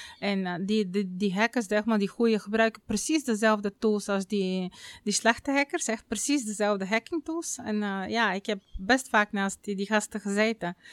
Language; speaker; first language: Dutch; non-native, fluent; Bulgarian